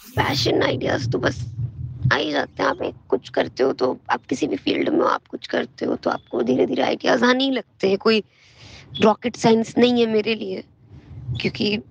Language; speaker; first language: Hindi; native; Hindi